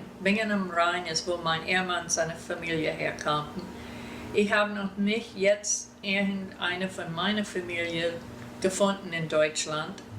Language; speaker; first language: German; early bilingual, heritage; German